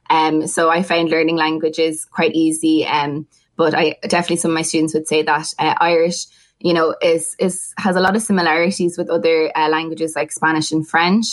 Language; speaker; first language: English; native; English